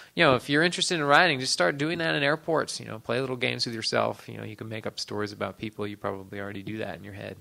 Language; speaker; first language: English; native; English